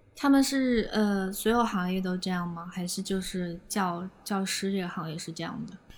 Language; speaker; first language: Chinese; native; Chinese